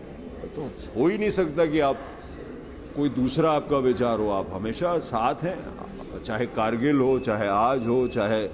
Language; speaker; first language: Hindi; native; Hindi